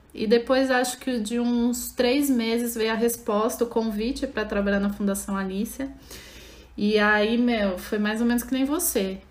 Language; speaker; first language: Portuguese; native; Portuguese